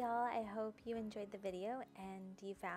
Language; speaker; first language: English; native; English